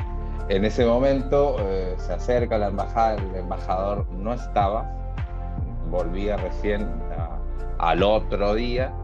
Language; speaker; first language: Spanish; native; Spanish